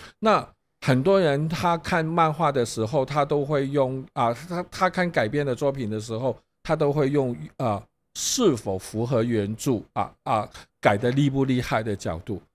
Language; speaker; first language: Chinese; non-native, local second language; Cantonese